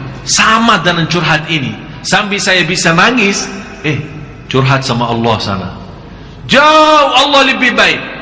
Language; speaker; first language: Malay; non-native, fluent; Arabic